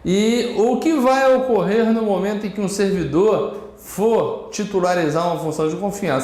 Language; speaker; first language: Portuguese; native; Portuguese